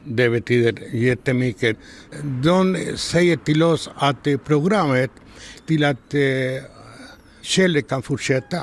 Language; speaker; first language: Swedish; non-native, fluent; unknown